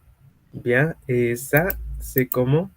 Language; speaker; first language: French; non-native, fluent; Spanish